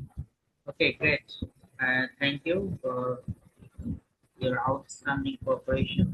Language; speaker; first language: English; non-native, fluent; Bangla